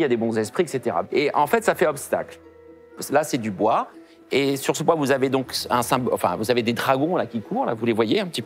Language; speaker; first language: French; native; French